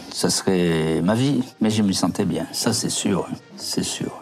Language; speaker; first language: French; native; French